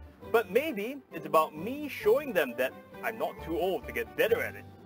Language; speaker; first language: English; native; English